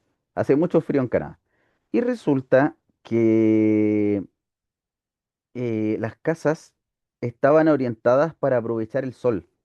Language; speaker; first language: Spanish; native; Spanish